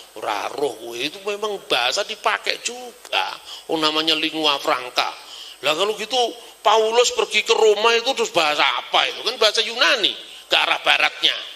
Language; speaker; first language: Indonesian; non-native, local second language; Javanese